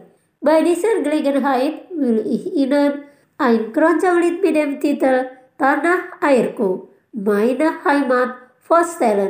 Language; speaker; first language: German; non-native, fluent; Indonesian